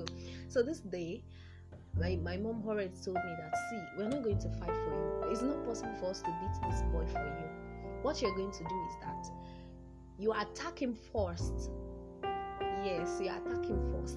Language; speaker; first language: English; non-native, local second language; Yoruba